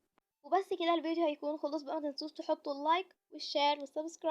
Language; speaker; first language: Arabic; native; Arabic